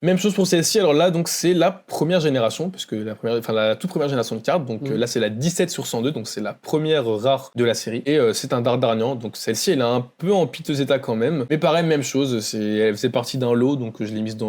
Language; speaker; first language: French; native; French